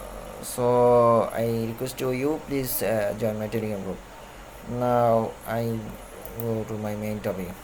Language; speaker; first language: English; non-native, learner; Bangla